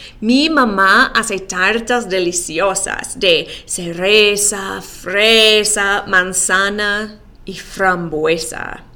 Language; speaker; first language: Spanish; non-native, fluent; English